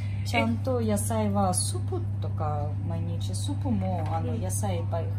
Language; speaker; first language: Japanese; non-native, learner; Ukrainian